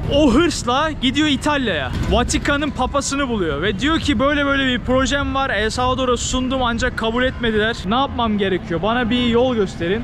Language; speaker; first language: Turkish; native; Turkish